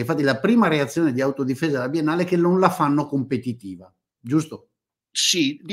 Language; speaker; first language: Italian; native; Italian